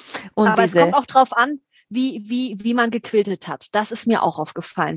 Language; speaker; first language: German; native; German